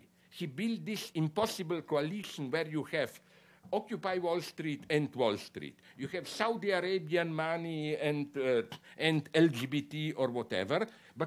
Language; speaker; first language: English; non-native, fluent; Slovenian